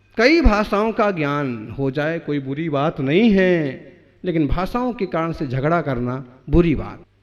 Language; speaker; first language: Hindi; native; Hindi